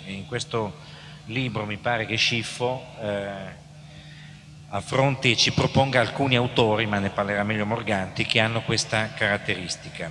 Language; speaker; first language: Italian; native; Italian